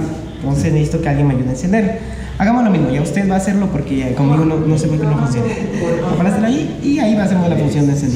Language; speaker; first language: Spanish; native; Spanish